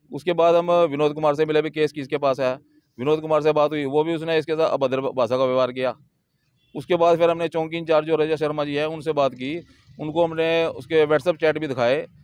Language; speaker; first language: Hindi; native; Hindi